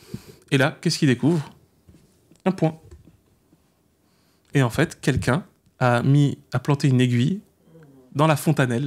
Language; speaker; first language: French; native; French